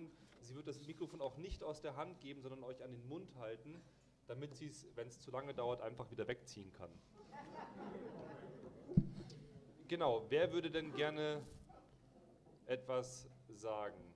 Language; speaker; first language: German; native; German